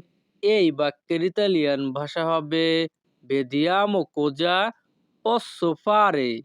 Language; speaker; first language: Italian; non-native, fluent; Bangla